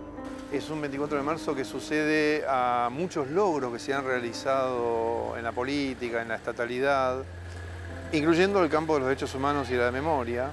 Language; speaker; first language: Spanish; native; Spanish